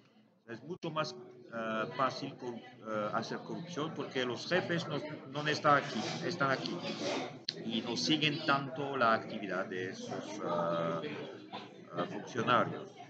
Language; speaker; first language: Spanish; non-native, learner; French